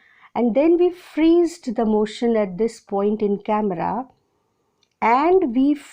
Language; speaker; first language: English; non-native, local second language; Hindi